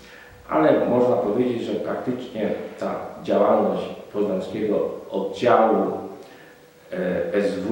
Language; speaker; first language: Polish; native; Polish